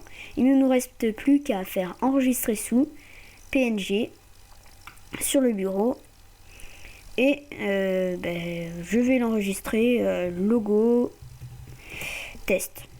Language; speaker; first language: French; native; French